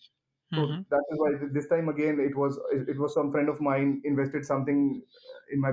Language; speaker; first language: English; non-native, local second language; Hindi